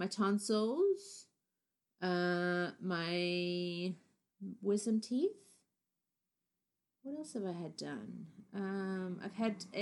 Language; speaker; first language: English; native; English